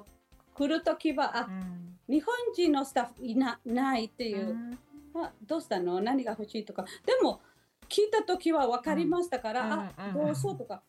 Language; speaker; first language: Japanese; non-native, learner; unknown